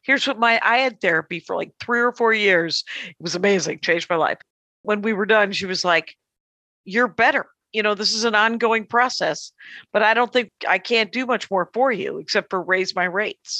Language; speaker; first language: English; native; English